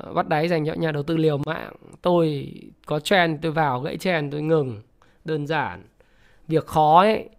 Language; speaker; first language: Vietnamese; native; Vietnamese